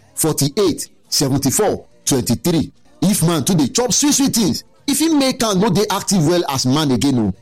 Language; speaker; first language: Nigerian Pidgin; non-native, local second language; Yoruba